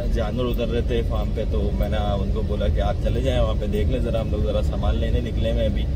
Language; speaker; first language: Hindi; native; Hindi